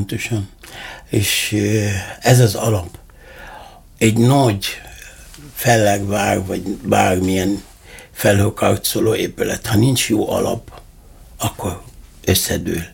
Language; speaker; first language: Hungarian; non-native, learner; Arabic